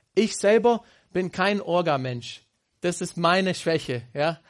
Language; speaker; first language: German; non-native, fluent; English